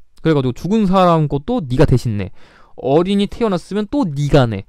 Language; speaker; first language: Korean; native; Korean